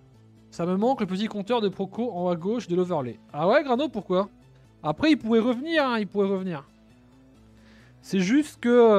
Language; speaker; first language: French; native; French